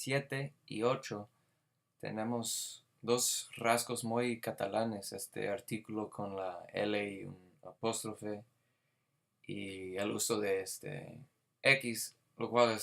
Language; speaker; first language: Spanish; non-native, fluent; English